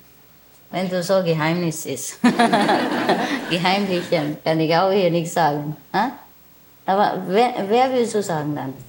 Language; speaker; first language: German; non-native, learner; Vietnamese